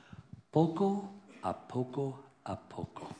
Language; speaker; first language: Spanish; non-native, learner; English